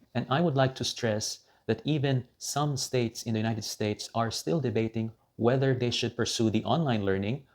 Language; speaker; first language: English; non-native, local second language; Filipino